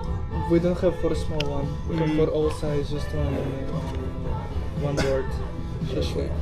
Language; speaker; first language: English; non-native, learner; Russian